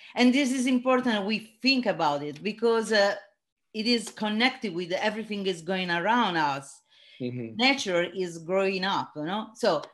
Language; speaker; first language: English; non-native, learner; Italian